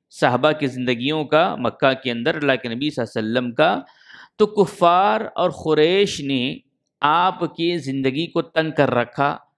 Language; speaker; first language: Urdu; native; Urdu